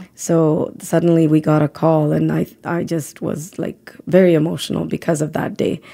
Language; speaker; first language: English; native; English